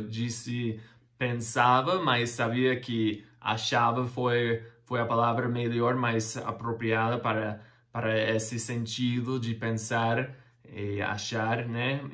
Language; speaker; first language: Portuguese; non-native, fluent; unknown